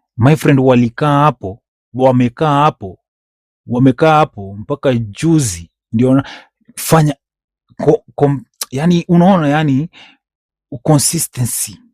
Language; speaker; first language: Swahili; native; Swahili